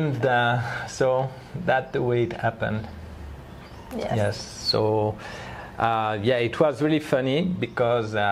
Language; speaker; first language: English; non-native, learner; French